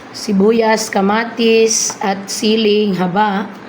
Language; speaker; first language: Filipino; non-native, local second language; Cebuano